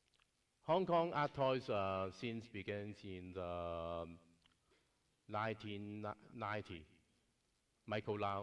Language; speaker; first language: English; non-native, learner; Cantonese